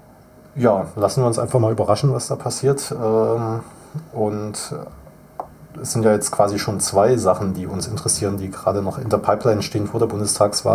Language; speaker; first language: German; native; German